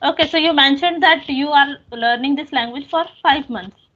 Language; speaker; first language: English; non-native, local second language; Hindi